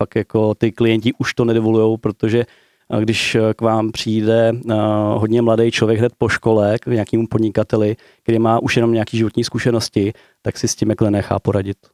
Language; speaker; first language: Czech; native; Czech